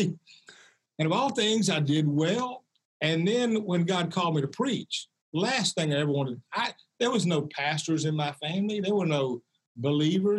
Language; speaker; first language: English; native; English